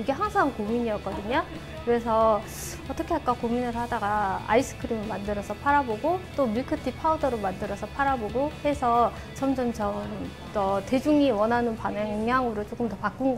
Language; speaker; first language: Korean; native; Korean